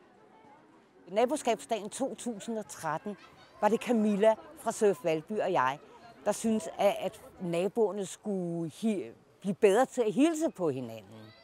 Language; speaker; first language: Danish; native; Danish